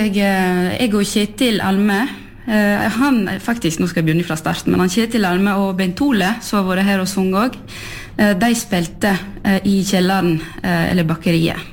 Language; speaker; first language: Norwegian; non-native, fluent; French